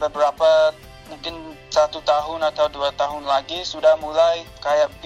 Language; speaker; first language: Indonesian; non-native, fluent; English